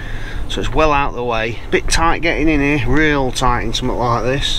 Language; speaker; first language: English; native; English